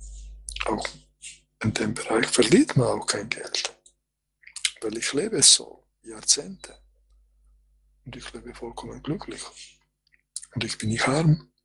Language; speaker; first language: German; non-native, fluent; Croatian